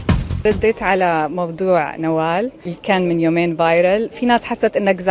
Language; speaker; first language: Arabic; native; Arabic